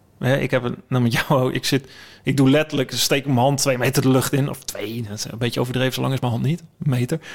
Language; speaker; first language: Dutch; native; Dutch